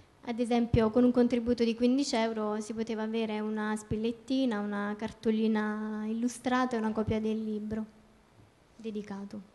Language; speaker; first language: Italian; native; Italian